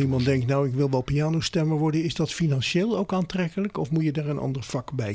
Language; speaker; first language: Dutch; native; Dutch